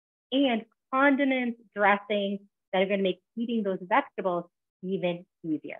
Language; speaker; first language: English; native; English